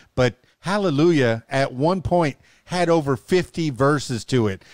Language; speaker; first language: English; native; English